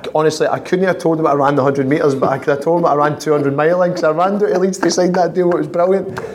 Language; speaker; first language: English; native; English